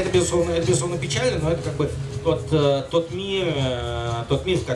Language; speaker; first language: Russian; native; Russian